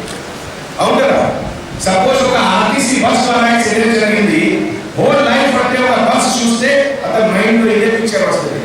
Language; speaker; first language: Telugu; non-native, fluent; Hindi